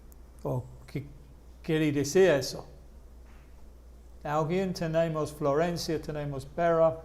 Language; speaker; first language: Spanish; non-native, fluent; English